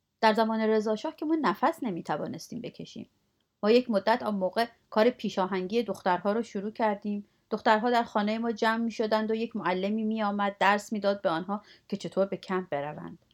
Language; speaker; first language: Persian; native; Persian